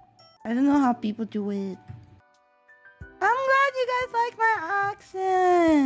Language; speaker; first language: English; non-native, fluent; Italian